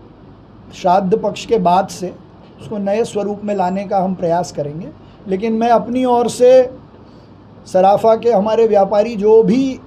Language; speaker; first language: Hindi; native; Hindi